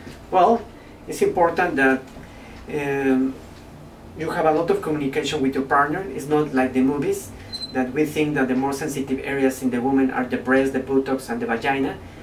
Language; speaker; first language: English; non-native, fluent; Spanish